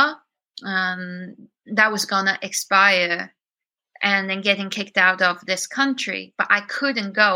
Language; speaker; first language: English; non-native, fluent; Chinese